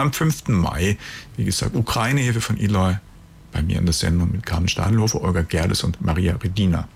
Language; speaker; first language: German; native; German